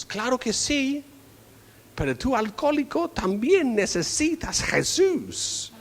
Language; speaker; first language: Spanish; non-native, fluent; English